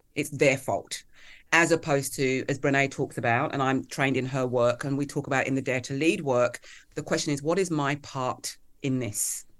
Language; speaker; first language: English; native; English